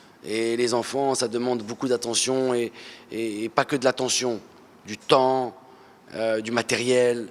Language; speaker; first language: French; early bilingual, other home language; Arabic